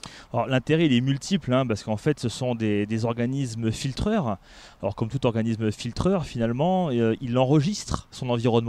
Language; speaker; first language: French; native; French